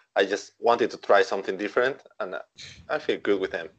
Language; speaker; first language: English; non-native, fluent; Spanish